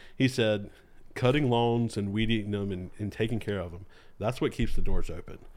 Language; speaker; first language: English; native; English